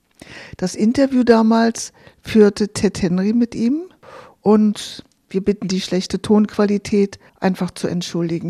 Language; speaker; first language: German; native; German